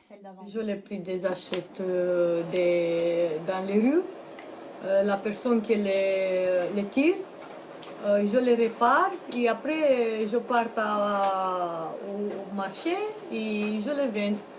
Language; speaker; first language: French; non-native, learner; Romanian